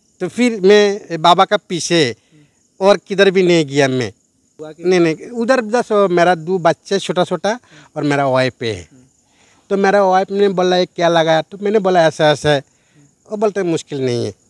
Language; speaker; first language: Hindi; non-native, learner; Bangla